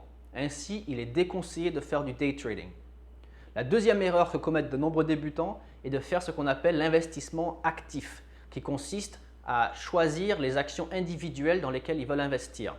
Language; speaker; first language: French; native; French